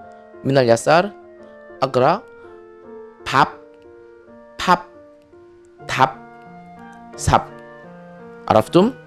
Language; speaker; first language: Arabic; non-native, fluent; Korean